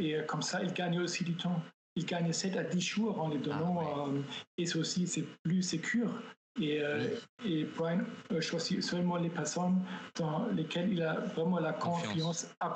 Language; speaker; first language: French; non-native, fluent; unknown